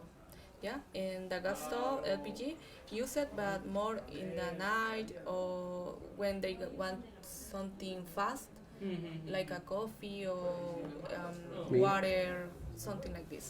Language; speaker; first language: English; non-native, fluent; Spanish